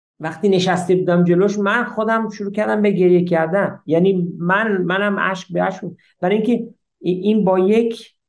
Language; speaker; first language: Persian; early bilingual, heritage; English